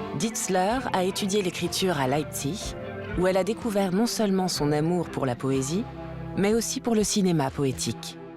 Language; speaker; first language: French; native; French